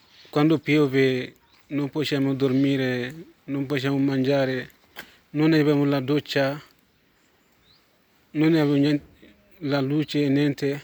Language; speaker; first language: Italian; non-native, learner; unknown